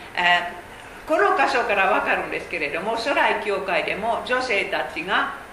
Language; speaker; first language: Japanese; non-native, fluent; Finnish